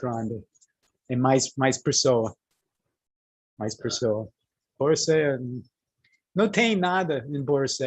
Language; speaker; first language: Portuguese; non-native, learner; English